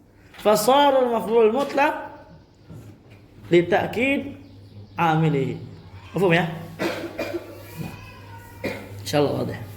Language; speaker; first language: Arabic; non-native, fluent; Indonesian